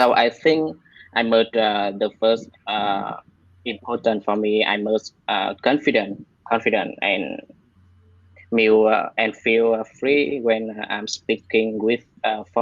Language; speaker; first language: English; non-native, learner; Vietnamese